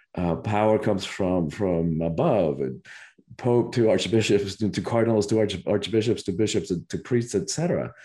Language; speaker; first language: English; early bilingual, other home language; Spanish